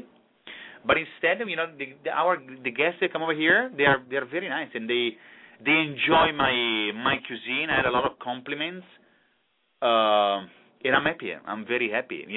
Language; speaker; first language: English; non-native, fluent; Italian